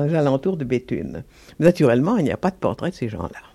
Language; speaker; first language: French; native; French